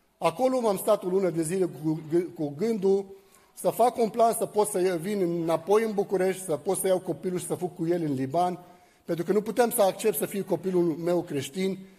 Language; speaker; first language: Romanian; non-native, fluent; Arabic